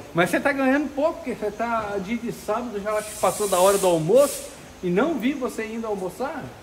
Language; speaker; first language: Portuguese; native; Portuguese